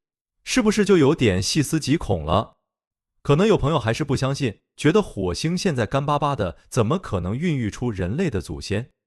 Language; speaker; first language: Chinese; native; Chinese